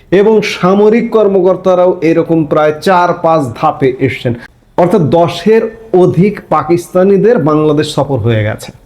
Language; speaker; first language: Bangla; native; Bangla